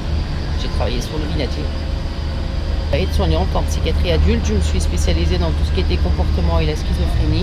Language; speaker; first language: French; non-native, fluent; Persian